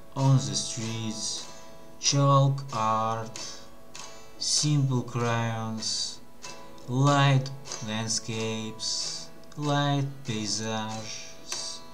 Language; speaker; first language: English; non-native, learner; Russian